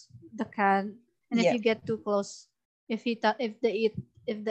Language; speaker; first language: English; non-native, local second language; Filipino